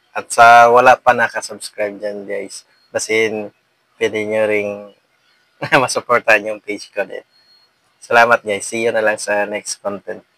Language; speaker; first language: Filipino; non-native, local second language; Cebuano